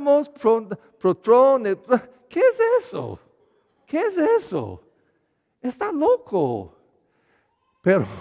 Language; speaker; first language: Spanish; non-native, learner; English